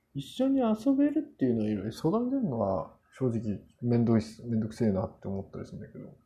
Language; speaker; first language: Japanese; non-native, fluent; Korean